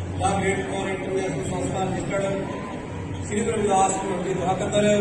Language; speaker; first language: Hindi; non-native, local second language; Punjabi